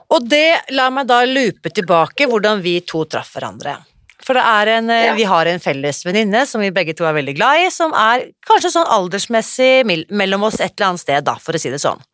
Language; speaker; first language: Norwegian; early bilingual, other home language; German